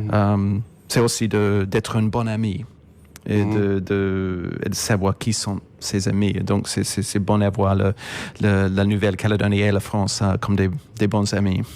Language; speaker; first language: French; non-native, fluent; English